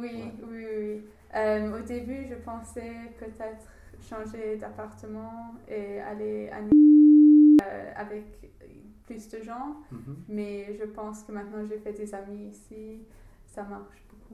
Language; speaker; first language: French; non-native, learner; English